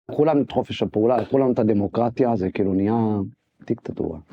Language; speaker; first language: Hebrew; native; Hebrew